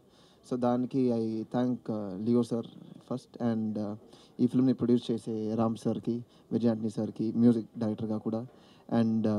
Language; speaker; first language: Telugu; non-native, fluent; Tamil